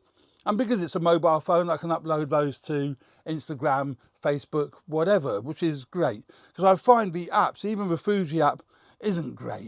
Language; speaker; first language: English; native; English